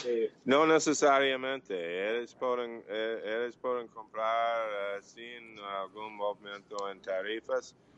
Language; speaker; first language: Portuguese; non-native, learner; English